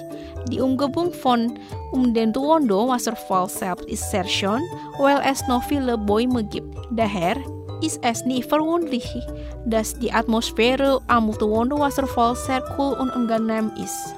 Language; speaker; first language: German; non-native, fluent; Indonesian